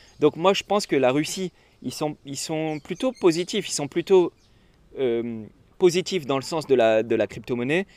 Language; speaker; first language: French; native; French